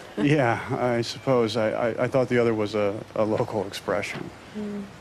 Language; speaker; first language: English; native; English